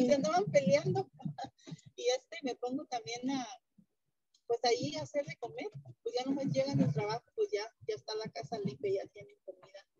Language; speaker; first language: Spanish; native; Spanish